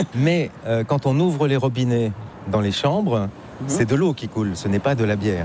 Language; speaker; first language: French; native; French